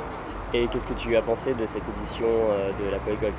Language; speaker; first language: French; native; French